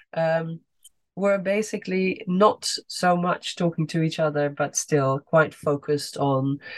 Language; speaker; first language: English; non-native, fluent; Dutch